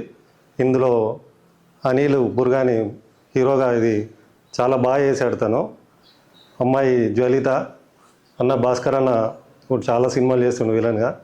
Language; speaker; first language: Telugu; native; Telugu